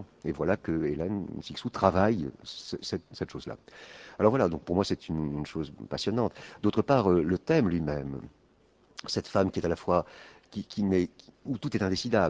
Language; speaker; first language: French; native; French